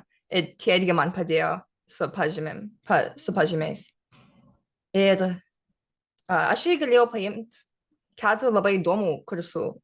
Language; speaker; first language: Lithuanian; early bilingual, heritage; English